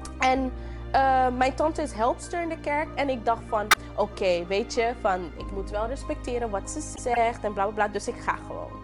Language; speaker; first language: Dutch; non-native, local second language; English